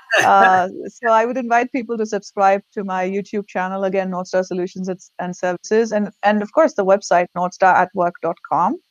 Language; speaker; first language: English; non-native, local second language; Tamil